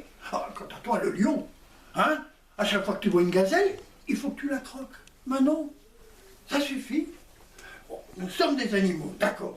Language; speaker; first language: French; native; French